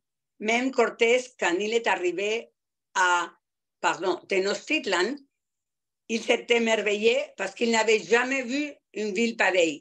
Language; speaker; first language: French; non-native, fluent; Spanish